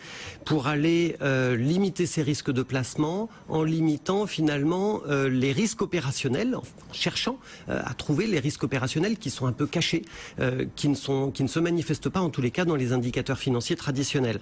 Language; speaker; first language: French; native; French